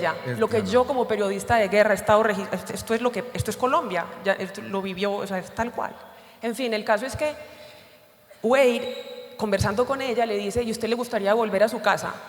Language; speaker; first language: Spanish; native; Spanish